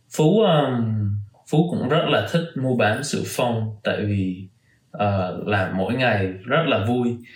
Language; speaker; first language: Vietnamese; early bilingual, heritage; Vietnamese